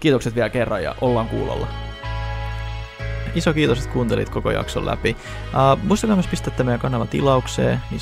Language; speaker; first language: Finnish; native; Finnish